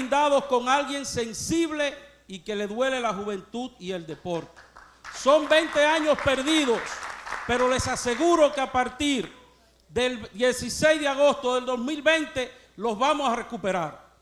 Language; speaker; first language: Spanish; native; Spanish